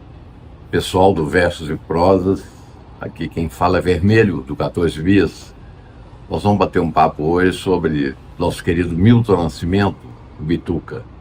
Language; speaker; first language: Portuguese; native; Portuguese